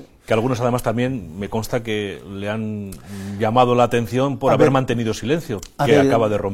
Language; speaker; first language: Spanish; native; Spanish